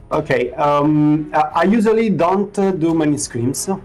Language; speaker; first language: English; non-native, fluent; Italian